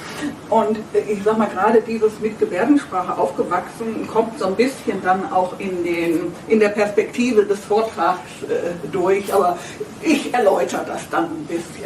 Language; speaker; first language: German; native; German